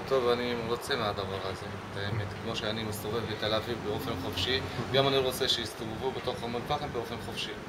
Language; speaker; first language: Hebrew; non-native, local second language; Arabic